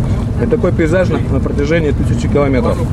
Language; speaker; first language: Russian; native; Russian